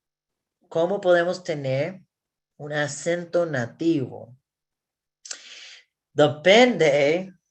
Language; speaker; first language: Spanish; non-native, learner; English